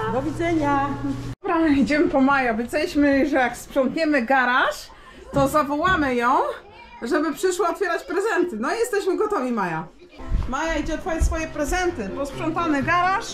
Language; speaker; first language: Polish; native; Polish